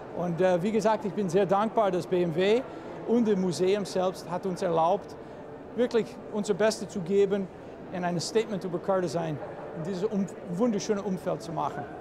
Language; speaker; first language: German; non-native, fluent; English